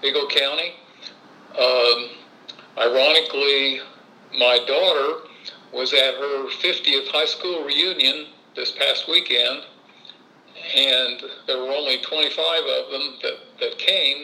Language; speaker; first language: English; native; English